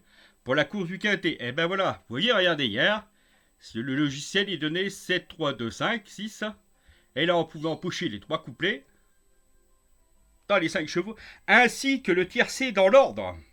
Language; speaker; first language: French; native; French